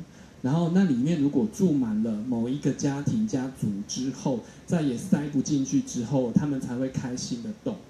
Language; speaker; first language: Chinese; native; Chinese